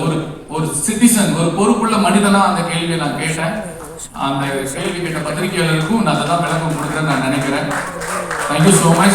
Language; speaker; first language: Tamil; native; Tamil